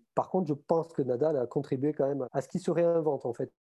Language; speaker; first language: French; native; French